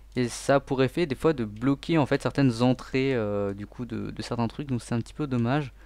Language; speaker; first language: French; native; French